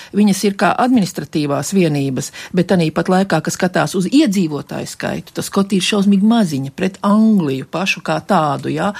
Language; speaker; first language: Latvian; native; Latvian